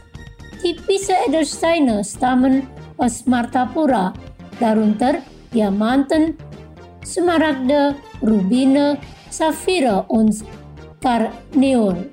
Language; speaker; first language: German; non-native, fluent; Indonesian